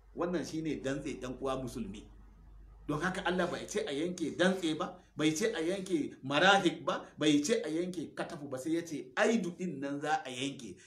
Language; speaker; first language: Hausa; non-native, local second language; Fula